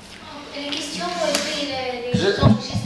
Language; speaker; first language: French; non-native, learner; Arabic